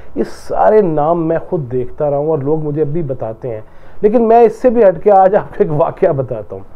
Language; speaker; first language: Urdu; non-native, local second language; Punjabi